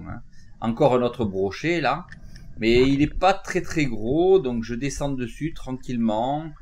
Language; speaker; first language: French; native; French